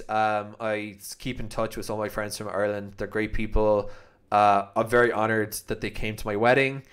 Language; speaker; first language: English; native; English